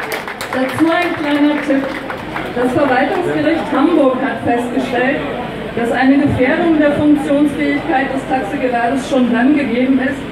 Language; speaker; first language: German; native; German